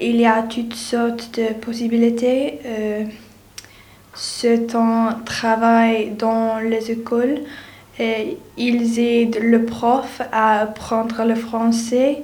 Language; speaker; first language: French; non-native, learner; English